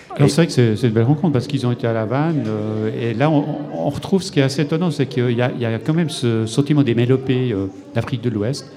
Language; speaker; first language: French; non-native, local second language; Rundi